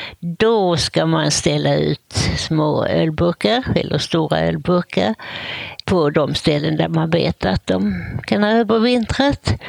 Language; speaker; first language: Swedish; native; Swedish